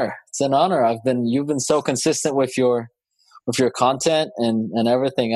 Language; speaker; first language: English; non-native, fluent; Polish